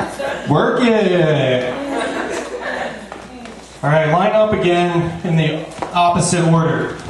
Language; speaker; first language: English; native; English